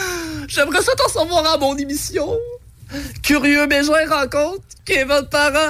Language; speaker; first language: French; native; French